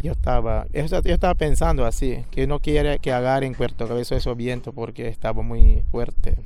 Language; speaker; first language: Spanish; non-native, local second language; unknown